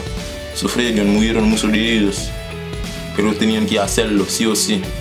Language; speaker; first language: Spanish; non-native, fluent; Haitian Creole